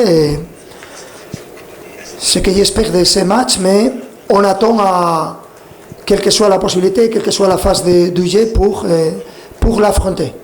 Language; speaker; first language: French; non-native, fluent; Spanish